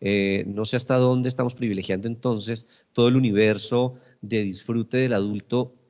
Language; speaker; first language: Spanish; native; Spanish